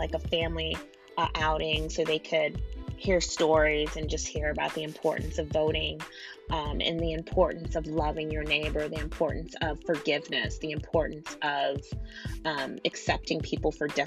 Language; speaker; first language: English; native; English